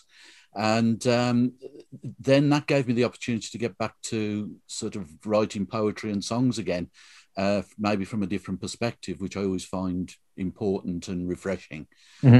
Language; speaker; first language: English; native; English